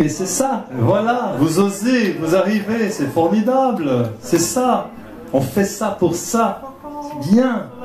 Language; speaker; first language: French; non-native, fluent; Portuguese